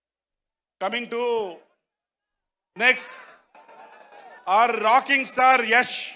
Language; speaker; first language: Telugu; native; Telugu